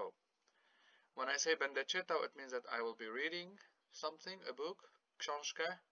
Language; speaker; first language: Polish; non-native, fluent; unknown